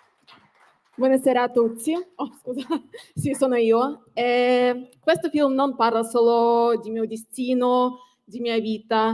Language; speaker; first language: Italian; non-native, learner; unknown